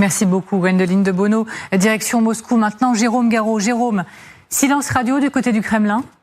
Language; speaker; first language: French; native; French